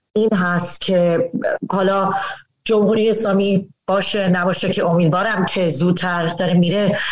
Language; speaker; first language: Persian; early bilingual, heritage; Persian